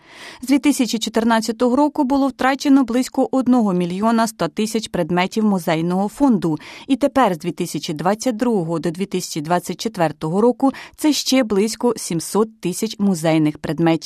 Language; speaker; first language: Ukrainian; native; Ukrainian